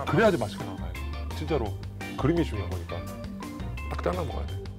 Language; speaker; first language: Korean; native; Korean